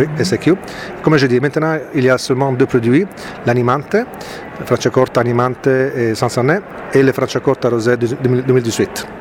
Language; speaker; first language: French; non-native, fluent; Italian